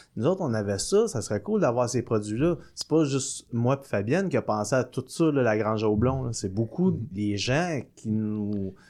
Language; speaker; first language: French; native; French